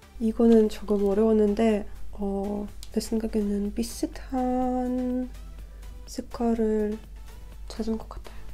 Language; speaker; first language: Korean; non-native, learner; Russian